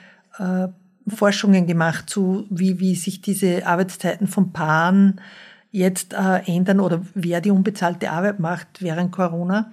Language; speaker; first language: German; native; German